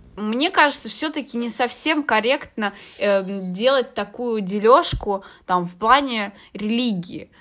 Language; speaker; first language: Russian; early bilingual, heritage; Russian